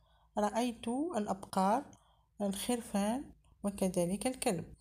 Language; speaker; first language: Arabic; native; Arabic